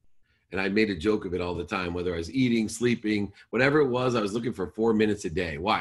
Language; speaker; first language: English; native; English